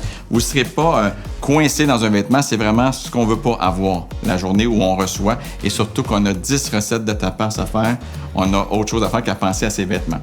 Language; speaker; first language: French; native; French